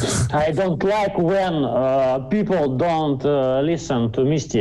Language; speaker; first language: English; non-native, learner; Russian